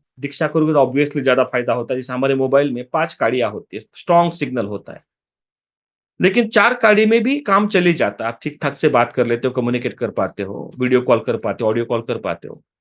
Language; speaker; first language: Hindi; non-native, local second language; Marathi